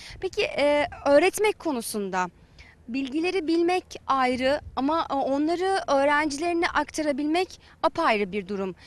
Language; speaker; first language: Turkish; native; Turkish